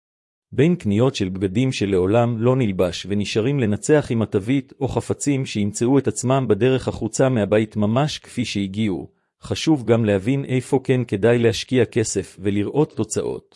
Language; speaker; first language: Hebrew; native; Hebrew